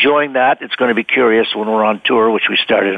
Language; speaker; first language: English; native; English